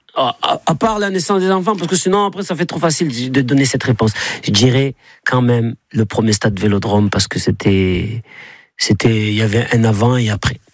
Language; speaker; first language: French; native; French